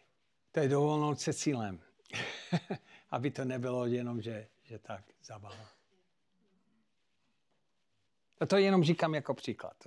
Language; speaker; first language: Czech; non-native, fluent; English